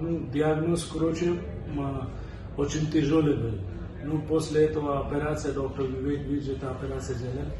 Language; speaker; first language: Russian; non-native, learner; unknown